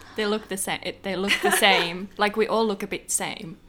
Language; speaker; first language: English; non-native, fluent; Finnish